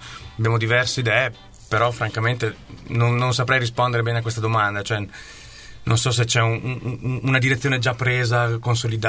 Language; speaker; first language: Italian; native; Italian